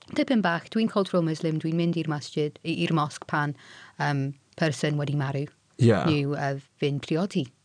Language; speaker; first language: Welsh; non-native, local second language; English